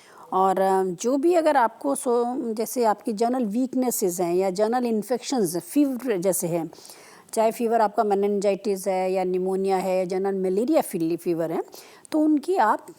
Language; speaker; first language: Hindi; native; Hindi